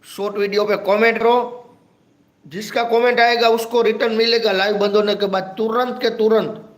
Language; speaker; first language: Hindi; non-native, local second language; Gujarati